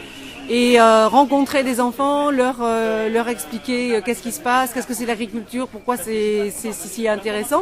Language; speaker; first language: French; native; French